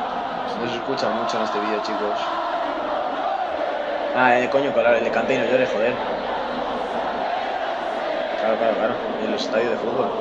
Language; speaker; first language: Spanish; native; Spanish